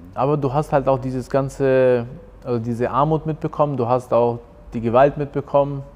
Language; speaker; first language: German; early bilingual, other home language; Albanian